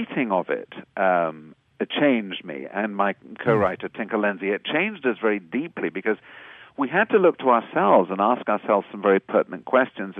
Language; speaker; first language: English; native; English